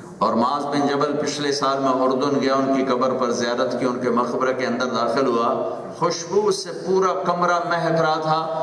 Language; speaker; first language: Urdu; non-native, local second language; Punjabi